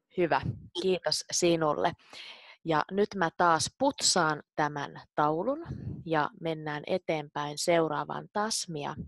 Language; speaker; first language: Finnish; native; Finnish